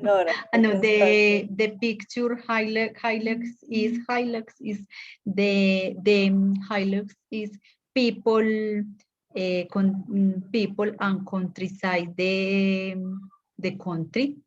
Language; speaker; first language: English; non-native, learner; Spanish